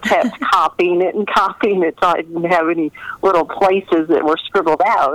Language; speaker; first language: English; native; English